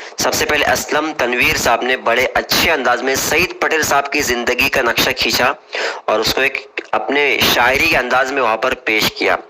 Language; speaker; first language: Urdu; native; Urdu